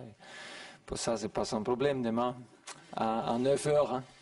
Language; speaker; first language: French; non-native, learner; German